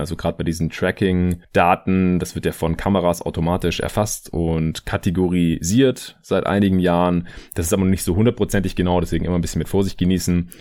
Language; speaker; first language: German; native; German